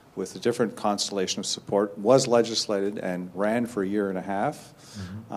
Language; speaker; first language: English; native; English